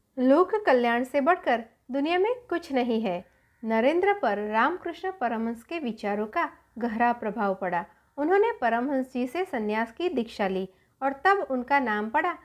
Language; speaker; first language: Hindi; non-native, local second language; Gujarati